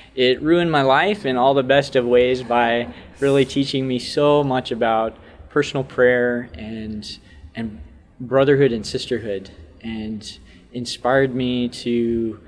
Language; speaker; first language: English; native; English